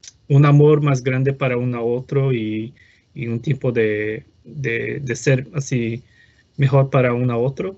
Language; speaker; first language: Spanish; non-native, fluent; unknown